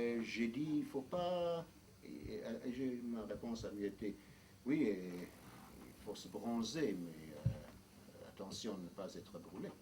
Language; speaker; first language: French; non-native, fluent; English